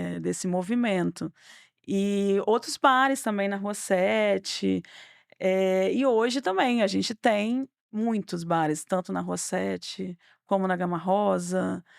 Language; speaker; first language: Portuguese; native; Portuguese